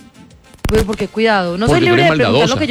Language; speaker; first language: Spanish; native; Spanish